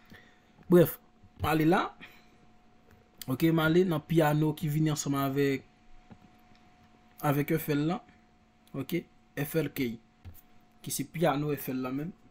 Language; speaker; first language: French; non-native, local second language; Haitian Creole